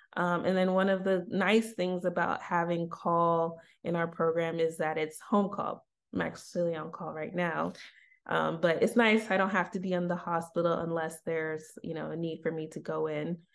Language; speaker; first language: English; native; English